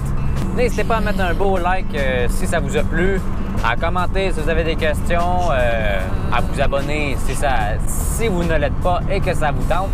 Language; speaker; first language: French; native; French